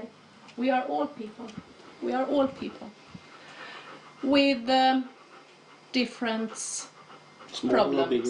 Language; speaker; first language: English; non-native, fluent; Swedish